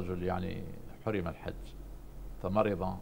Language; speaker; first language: Arabic; native; Arabic